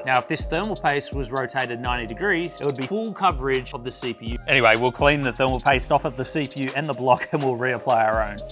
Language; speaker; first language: English; native; English